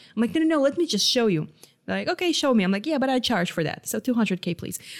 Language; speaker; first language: English; non-native, fluent; Hebrew